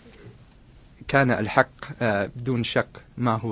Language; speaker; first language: Arabic; non-native, fluent; English